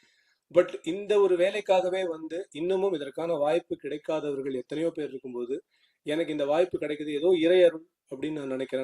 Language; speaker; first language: Tamil; native; Tamil